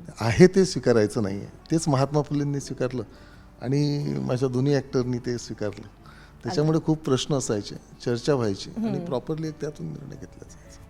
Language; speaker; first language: Marathi; native; Marathi